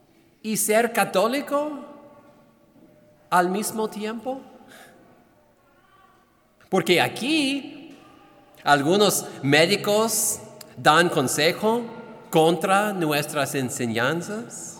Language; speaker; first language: Spanish; non-native, fluent; English